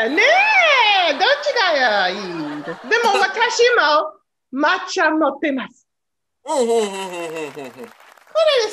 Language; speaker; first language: Japanese; non-native, learner; English